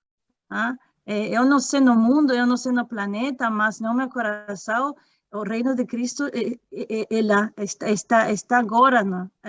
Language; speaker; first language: Portuguese; non-native, fluent; Spanish